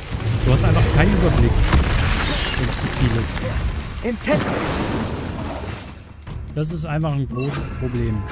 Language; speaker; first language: German; native; German